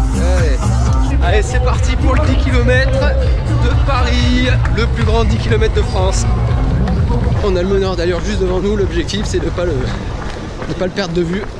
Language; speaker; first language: French; native; French